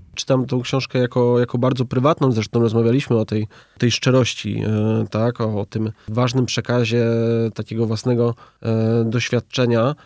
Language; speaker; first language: Polish; native; Polish